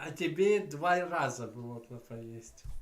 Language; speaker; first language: Russian; native; Russian